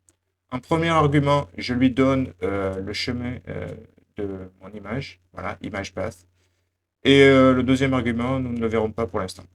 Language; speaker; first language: French; native; French